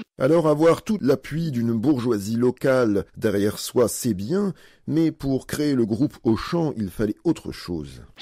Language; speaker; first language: French; native; French